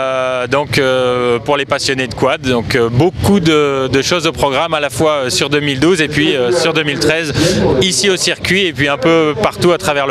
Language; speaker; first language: French; native; French